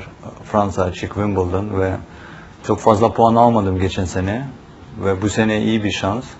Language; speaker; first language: Turkish; non-native, fluent; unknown